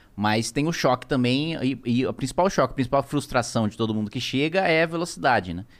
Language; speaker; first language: Portuguese; native; Portuguese